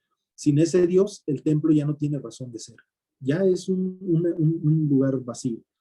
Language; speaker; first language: Spanish; native; Spanish